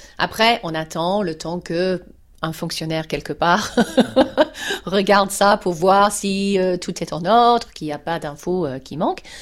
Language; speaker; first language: French; non-native, fluent; English